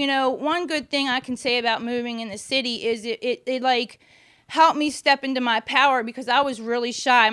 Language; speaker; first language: English; native; English